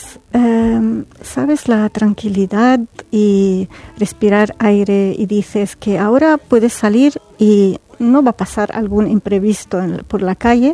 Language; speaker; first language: Spanish; non-native, fluent; Arabic